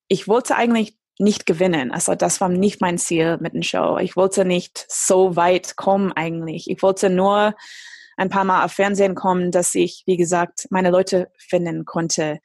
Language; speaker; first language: German; non-native, fluent; English